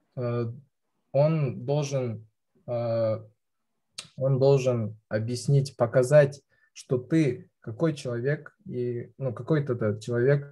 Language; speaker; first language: Russian; non-native, local second language; Kazakh